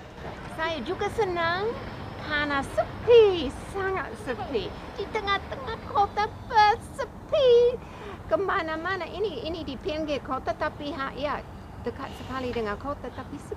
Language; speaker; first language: Indonesian; non-native, fluent; English